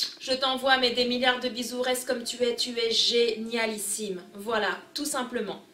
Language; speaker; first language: French; early bilingual, other home language; Portuguese